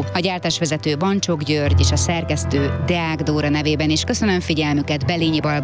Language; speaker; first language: Hungarian; native; Hungarian